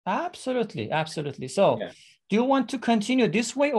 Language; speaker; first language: English; non-native, fluent; Persian